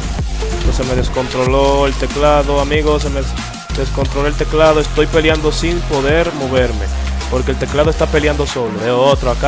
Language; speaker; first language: Spanish; native; Spanish